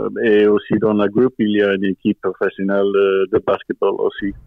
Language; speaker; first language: French; non-native, fluent; English